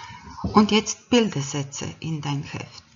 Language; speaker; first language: German; non-native, fluent; Croatian